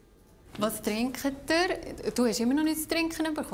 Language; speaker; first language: German; native; German